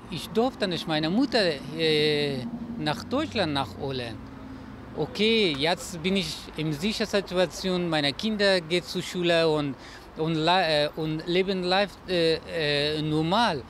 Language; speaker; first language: German; non-native, learner; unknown